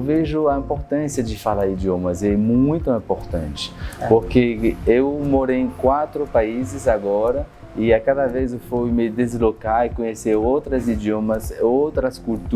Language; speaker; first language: Portuguese; non-native, fluent; French